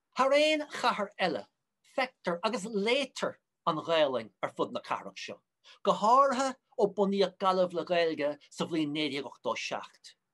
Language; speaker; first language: Irish; native; Irish